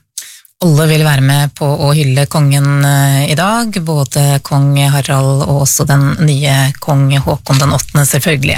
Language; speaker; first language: Norwegian; native; Norwegian